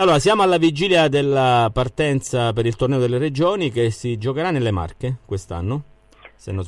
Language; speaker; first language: Italian; native; Italian